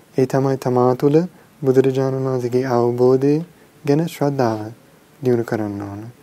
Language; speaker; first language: Sinhala; non-native, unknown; English